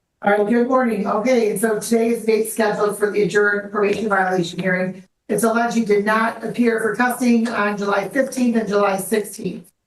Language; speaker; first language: English; native; English